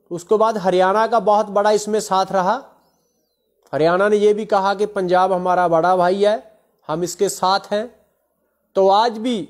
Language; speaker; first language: Hindi; non-native, local second language; Punjabi